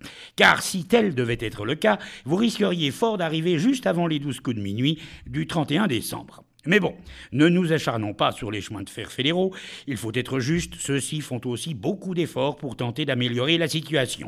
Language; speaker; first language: French; native; French